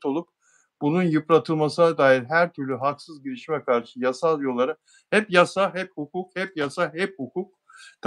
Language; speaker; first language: Turkish; native; Turkish